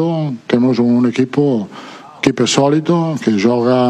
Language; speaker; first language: Portuguese; non-native, fluent; Italian